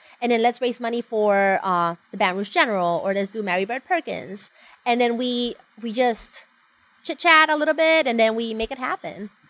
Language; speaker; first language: English; non-native, fluent; Spanish